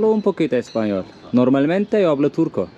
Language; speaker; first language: Spanish; non-native, learner; Turkish